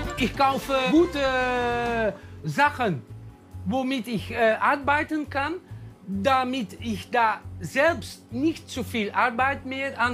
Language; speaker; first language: German; non-native, learner; Dutch